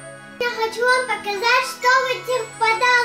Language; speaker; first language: Russian; early bilingual, heritage; Russian